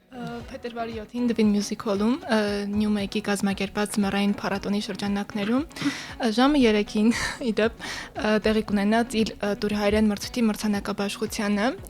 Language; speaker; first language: Armenian; native; Armenian